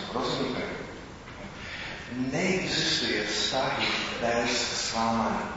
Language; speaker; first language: Czech; non-native, fluent; English